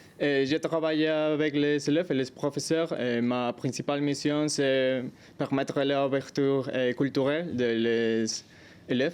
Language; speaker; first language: French; non-native, learner; Spanish